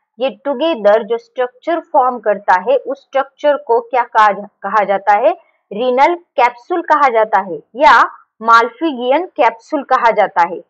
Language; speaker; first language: Hindi; non-native, local second language; Marathi